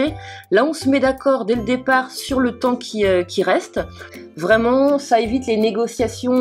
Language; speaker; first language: French; native; French